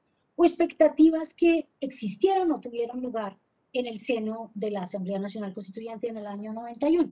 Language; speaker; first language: Spanish; native; Spanish